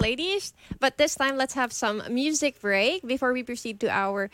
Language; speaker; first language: English; non-native, local second language; Filipino